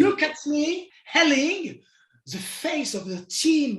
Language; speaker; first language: English; non-native, learner; French